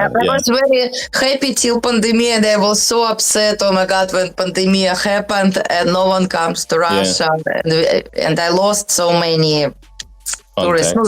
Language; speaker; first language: English; non-native, learner; Russian